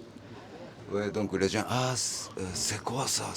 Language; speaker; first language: French; non-native, learner; Japanese